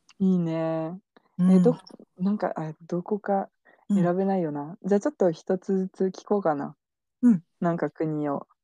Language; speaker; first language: Japanese; non-native, fluent; French